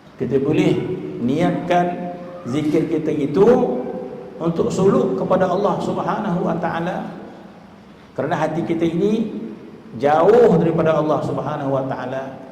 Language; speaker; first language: Malay; native; Malay